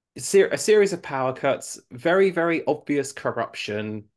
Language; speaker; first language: English; native; English